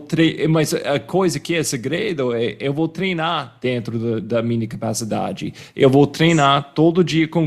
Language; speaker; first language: Portuguese; non-native, fluent; English